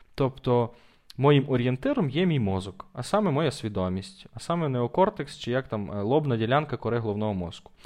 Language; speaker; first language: Ukrainian; native; Ukrainian